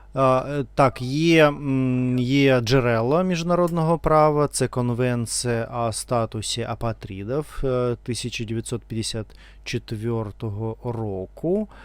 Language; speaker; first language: Ukrainian; non-native, local second language; Russian